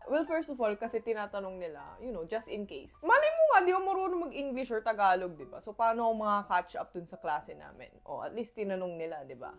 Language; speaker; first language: Filipino; early bilingual, other home language; Korean